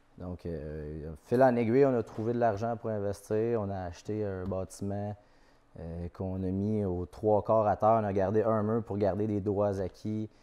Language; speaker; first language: French; native; French